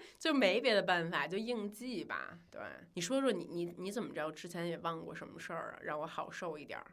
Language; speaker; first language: Chinese; native; Chinese